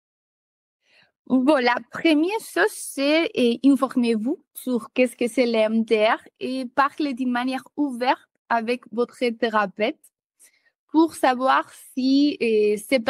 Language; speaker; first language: French; native; French